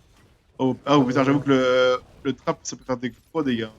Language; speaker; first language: French; native; French